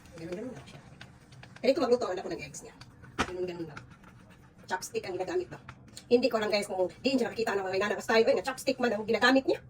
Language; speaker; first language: Filipino; non-native, local second language; Cebuano